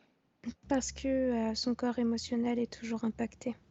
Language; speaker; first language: French; native; French